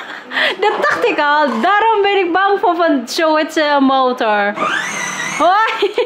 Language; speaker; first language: Dutch; non-native, learner; Filipino